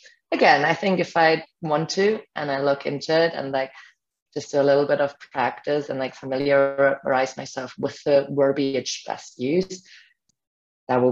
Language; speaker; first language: English; non-native, fluent; German